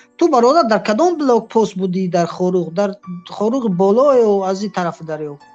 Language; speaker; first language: Tajik; non-native, local second language; Shughni